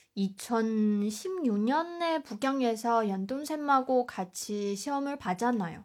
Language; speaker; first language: Korean; non-native, fluent; Chinese